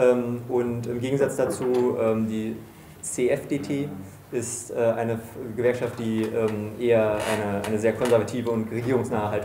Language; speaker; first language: German; native; German